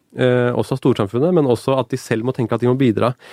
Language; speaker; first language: Norwegian; early bilingual, other home language; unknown